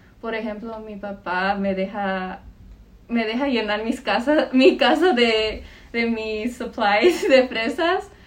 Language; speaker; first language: Spanish; early bilingual, heritage; Spanish